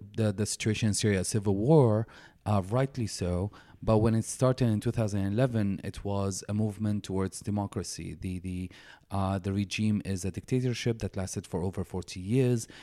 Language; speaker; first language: English; non-native, fluent; Arabic